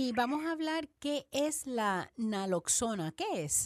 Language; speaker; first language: Spanish; native; Spanish